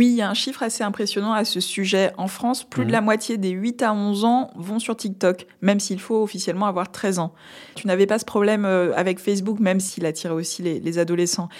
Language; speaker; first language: French; native; French